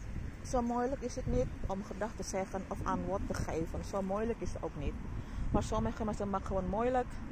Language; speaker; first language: Dutch; non-native, fluent; Indonesian